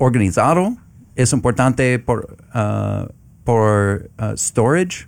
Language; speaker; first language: Spanish; non-native, learner; English